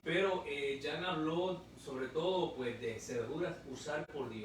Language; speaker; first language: Spanish; native; Spanish